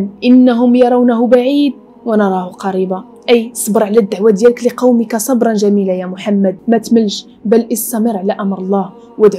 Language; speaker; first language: Arabic; native; Arabic